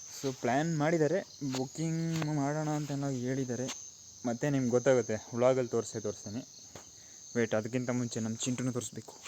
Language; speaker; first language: Kannada; native; Kannada